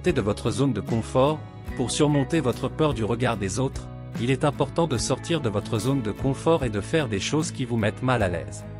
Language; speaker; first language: French; native; French